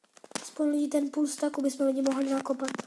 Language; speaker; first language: Czech; non-native, learner; Slovak